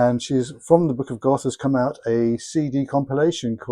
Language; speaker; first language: English; native; English